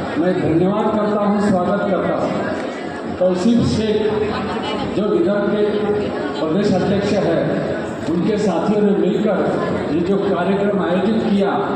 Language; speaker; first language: Hindi; non-native, local second language; Kannada